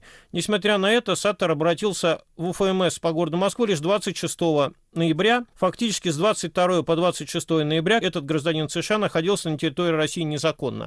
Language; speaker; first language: Russian; native; Russian